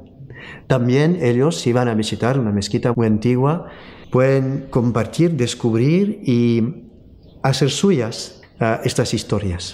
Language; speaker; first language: Spanish; non-native, fluent; French